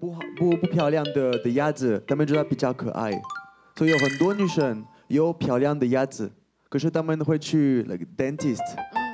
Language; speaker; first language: Chinese; non-native, learner; French